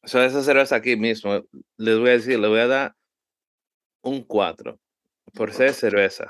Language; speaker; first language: Spanish; early bilingual, heritage; Spanish